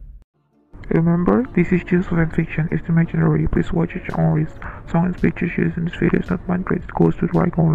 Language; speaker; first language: English; non-native, learner; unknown